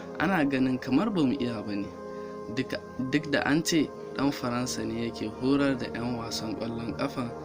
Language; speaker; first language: Hausa; native; Hausa